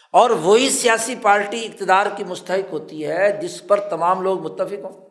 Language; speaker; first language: Urdu; non-native, local second language; Punjabi